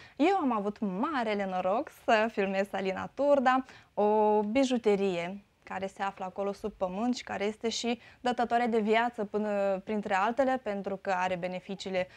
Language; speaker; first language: Romanian; native; Romanian